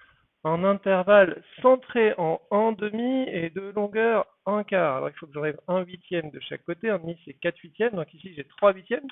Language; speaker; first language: French; native; French